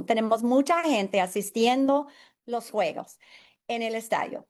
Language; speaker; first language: Spanish; non-native, fluent; English